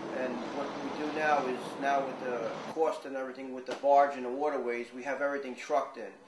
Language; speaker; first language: English; native; English